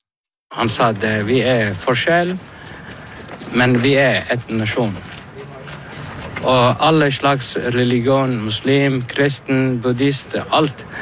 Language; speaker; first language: Norwegian; non-native, learner; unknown